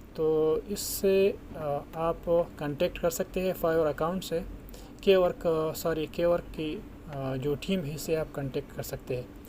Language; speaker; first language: Urdu; non-native, local second language; Pashto